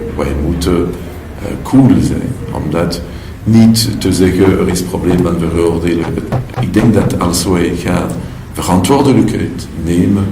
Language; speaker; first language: Dutch; non-native, local second language; French